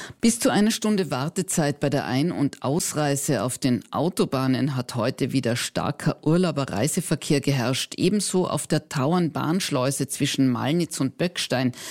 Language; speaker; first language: German; native; German